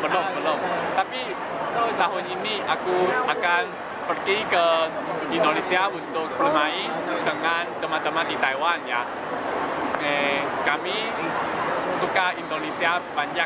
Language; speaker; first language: Indonesian; non-native, learner; Chinese